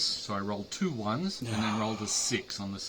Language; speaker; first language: English; native; English